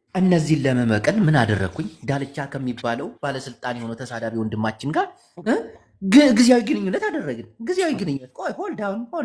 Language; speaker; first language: Amharic; native; Amharic